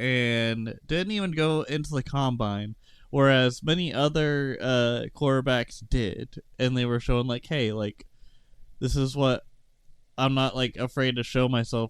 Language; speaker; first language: English; native; English